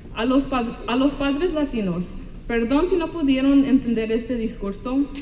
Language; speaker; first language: Spanish; early bilingual, heritage; Spanish